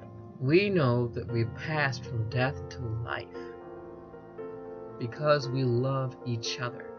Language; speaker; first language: English; native; English